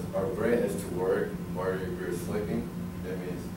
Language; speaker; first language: English; non-native, learner; Korean